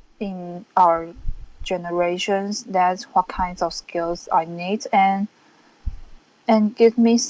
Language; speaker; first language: English; non-native, learner; Chinese